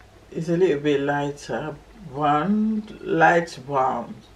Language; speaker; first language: English; non-native, learner; Lingala